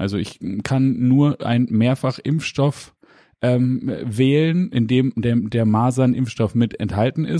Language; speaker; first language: German; native; German